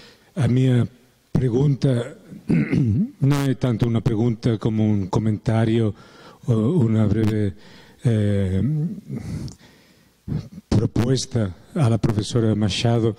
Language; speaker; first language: Portuguese; non-native, fluent; Spanish